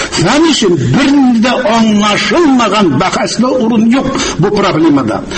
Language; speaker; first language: Tatar; native; Tatar